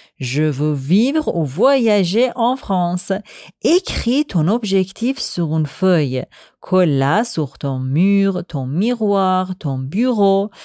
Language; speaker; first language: French; non-native, fluent; Persian